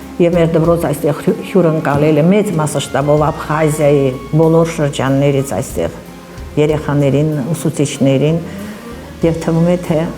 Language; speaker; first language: Armenian; early bilingual, heritage; Armenian